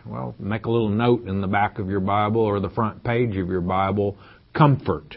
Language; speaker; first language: English; native; English